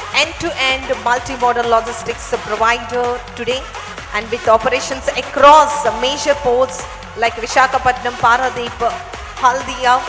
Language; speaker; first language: English; non-native, local second language; Telugu